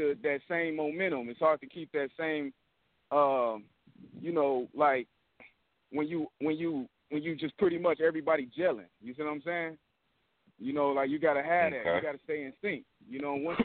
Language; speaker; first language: English; native; English